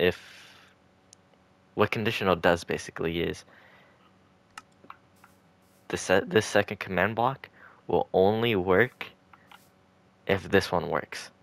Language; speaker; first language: English; native; English